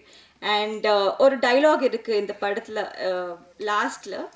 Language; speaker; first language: Tamil; non-native, learner; Telugu